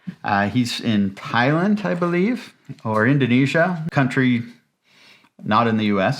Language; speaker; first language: English; native; English